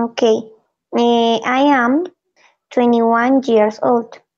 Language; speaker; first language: English; non-native, learner; Spanish